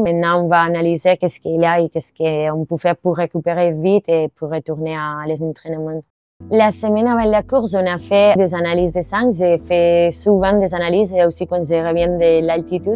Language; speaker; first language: French; non-native, learner; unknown